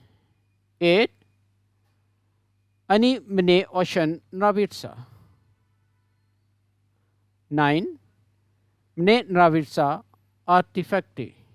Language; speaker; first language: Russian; non-native, learner; English